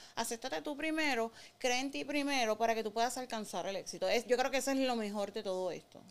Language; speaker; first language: Spanish; native; Spanish